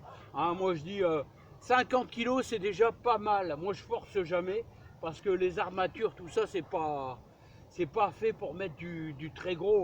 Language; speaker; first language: French; native; French